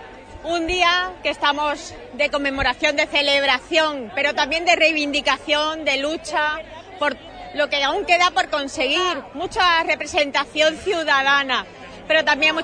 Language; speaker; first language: Spanish; native; Spanish